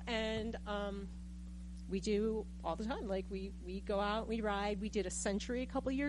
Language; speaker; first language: English; native; English